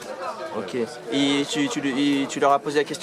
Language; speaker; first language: French; native; French